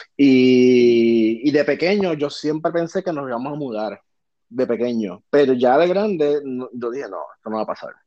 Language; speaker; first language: Spanish; native; Spanish